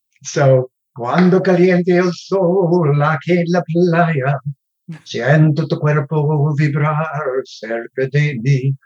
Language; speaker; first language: Spanish; non-native, learner; English